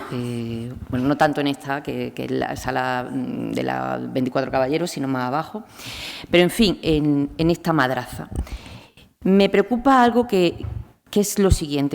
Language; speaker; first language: Spanish; native; Spanish